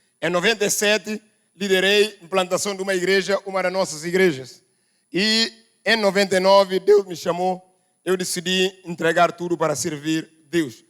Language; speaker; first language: Portuguese; non-native, local second language; Upper Guinea Crioulo